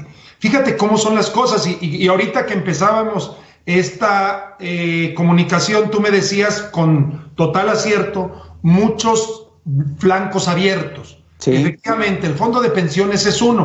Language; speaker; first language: Spanish; native; Spanish